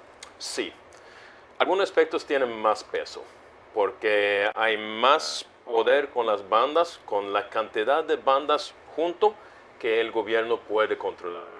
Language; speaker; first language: Spanish; non-native, fluent; Swedish